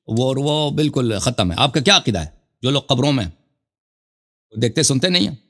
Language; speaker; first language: Urdu; non-native, fluent; Persian